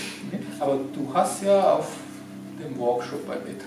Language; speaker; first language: German; non-native, fluent; Georgian